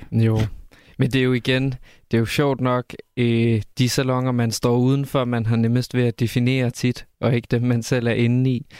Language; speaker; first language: Danish; native; Danish